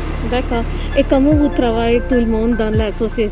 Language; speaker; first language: French; non-native, learner; Marathi